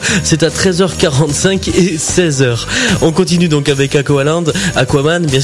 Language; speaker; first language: French; native; French